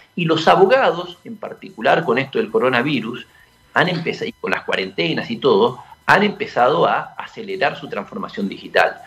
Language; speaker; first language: Spanish; native; Spanish